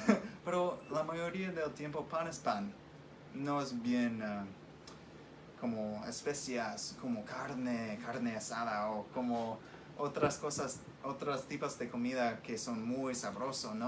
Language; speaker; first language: Spanish; non-native, fluent; English